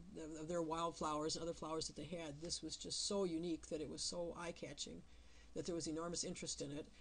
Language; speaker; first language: English; native; English